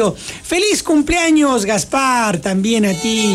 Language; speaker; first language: Spanish; native; Spanish